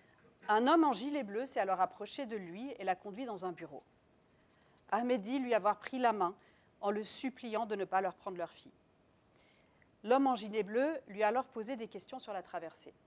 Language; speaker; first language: French; native; French